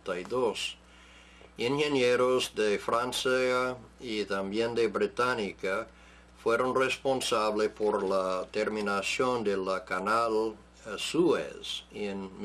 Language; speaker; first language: Spanish; non-native, fluent; English